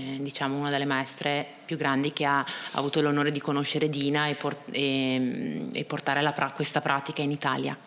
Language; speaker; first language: Italian; native; Italian